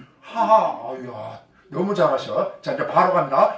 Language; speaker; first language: Korean; native; Korean